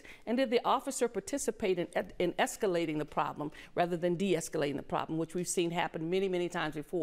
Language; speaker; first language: English; native; English